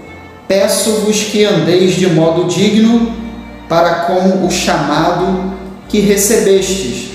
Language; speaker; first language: Portuguese; native; Portuguese